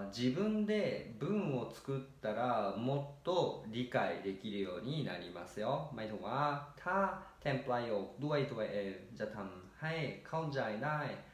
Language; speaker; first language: Thai; native; Thai